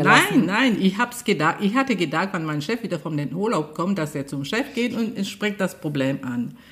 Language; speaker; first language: German; non-native, fluent; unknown